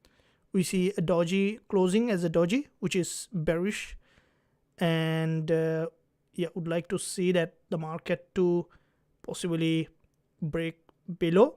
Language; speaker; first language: English; non-native, fluent; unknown